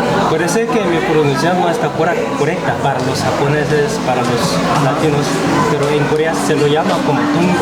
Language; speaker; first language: Spanish; non-native, fluent; Korean